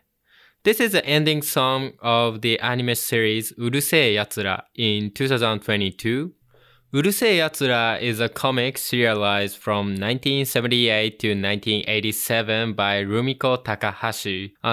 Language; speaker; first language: English; non-native, fluent; Japanese